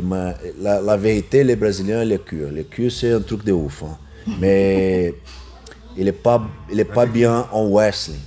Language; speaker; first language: French; non-native, learner; Portuguese